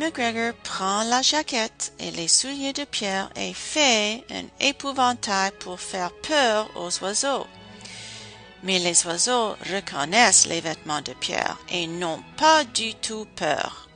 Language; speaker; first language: French; non-native, fluent; English